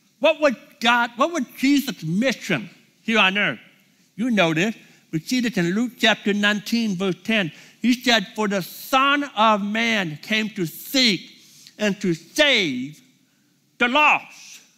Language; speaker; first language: English; native; English